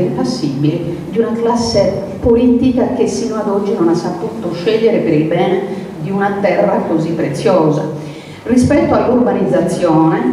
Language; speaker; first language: Italian; native; Italian